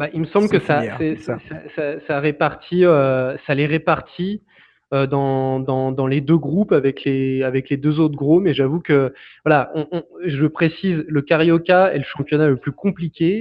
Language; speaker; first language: French; native; French